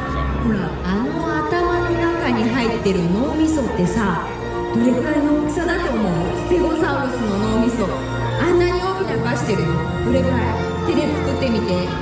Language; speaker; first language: Japanese; native; Japanese